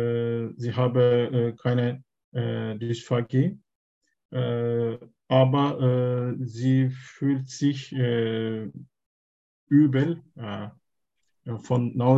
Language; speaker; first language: German; non-native, learner; Turkish